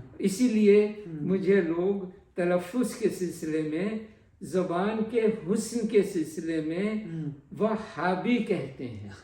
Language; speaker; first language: Urdu; non-native, local second language; Punjabi